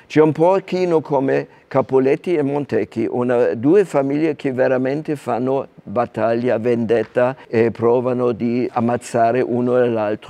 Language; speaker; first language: Italian; non-native, fluent; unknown